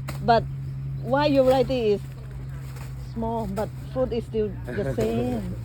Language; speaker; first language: English; non-native, learner; Thai